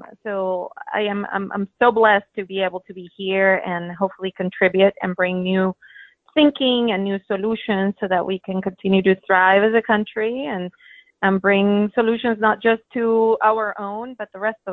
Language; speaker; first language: English; non-native, fluent; Spanish